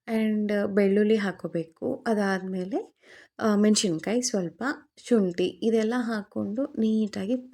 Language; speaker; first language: Kannada; non-native, local second language; Telugu